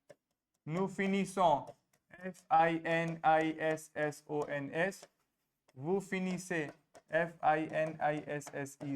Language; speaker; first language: French; non-native, fluent; Hindi